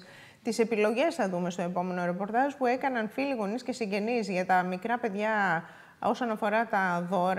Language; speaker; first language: Greek; native; Greek